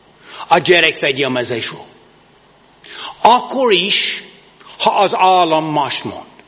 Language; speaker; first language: Hungarian; non-native, learner; English